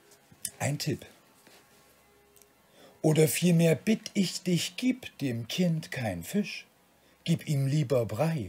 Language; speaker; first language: German; native; German